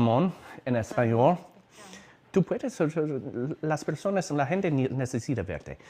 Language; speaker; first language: Spanish; non-native, learner; English